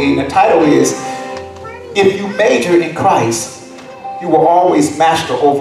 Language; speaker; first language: English; native; English